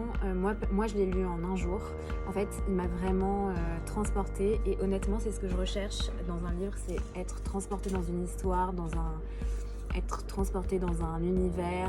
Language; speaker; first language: French; native; French